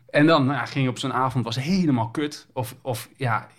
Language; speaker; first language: Dutch; native; Dutch